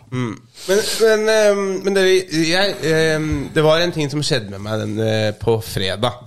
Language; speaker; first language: Norwegian; native; Norwegian